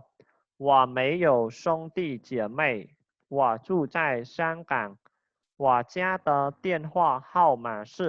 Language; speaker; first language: Chinese; non-native, fluent; Khmer